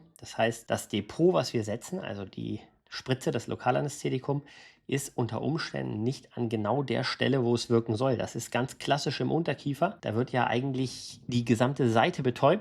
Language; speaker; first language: German; native; German